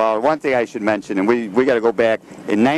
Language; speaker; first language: English; native; English